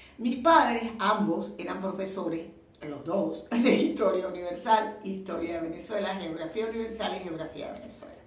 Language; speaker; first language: Spanish; native; Spanish